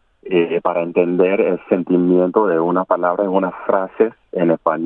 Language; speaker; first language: Spanish; non-native, learner; English